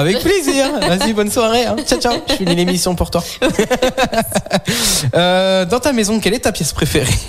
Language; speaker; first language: French; native; French